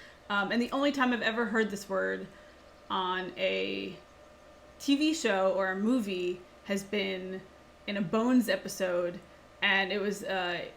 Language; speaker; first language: English; native; English